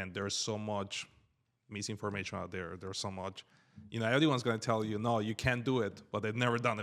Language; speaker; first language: English; native; English